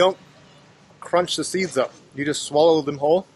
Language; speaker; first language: English; native; English